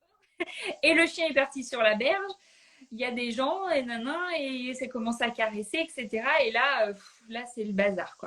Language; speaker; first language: French; native; French